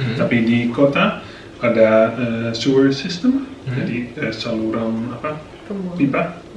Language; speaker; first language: Indonesian; non-native, fluent; Dutch